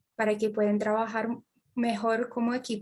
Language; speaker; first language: Spanish; non-native, fluent; English